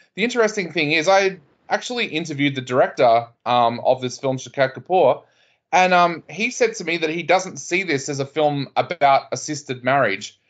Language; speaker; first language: English; native; English